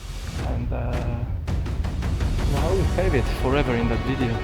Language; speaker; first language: English; non-native, fluent; Polish